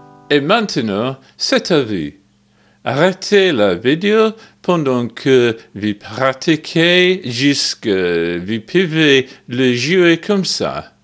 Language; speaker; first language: French; non-native, learner; English